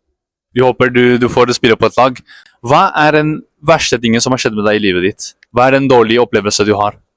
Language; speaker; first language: Norwegian; native; Norwegian